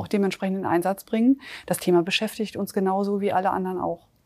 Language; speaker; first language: German; native; German